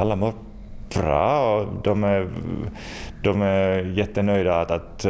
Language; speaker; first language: Swedish; non-native, local second language; Finnish